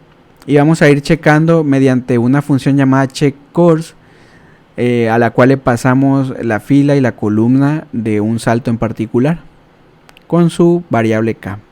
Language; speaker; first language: Spanish; native; Spanish